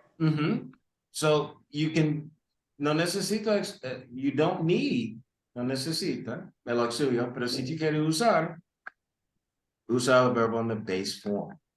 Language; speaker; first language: Spanish; early bilingual, heritage; Spanish